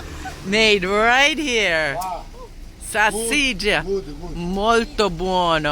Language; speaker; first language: Italian; non-native, learner; English